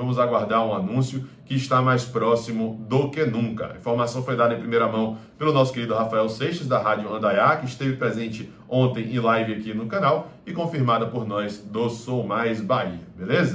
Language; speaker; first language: Portuguese; native; Portuguese